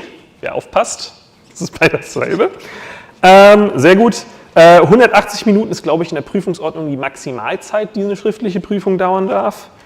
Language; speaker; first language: German; native; German